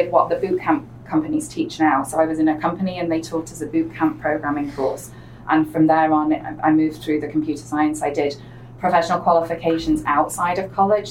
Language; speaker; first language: English; native; English